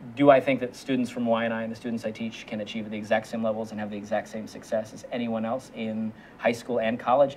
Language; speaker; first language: English; native; English